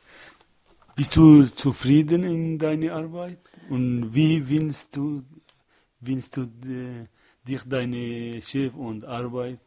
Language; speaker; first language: German; non-native, learner; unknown